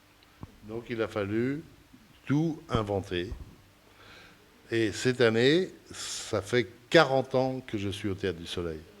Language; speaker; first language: French; early bilingual, other home language; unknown